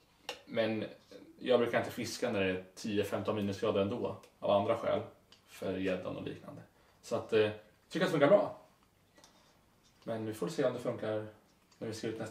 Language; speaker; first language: Swedish; native; Swedish